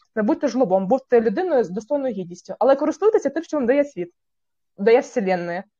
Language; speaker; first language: Ukrainian; native; Ukrainian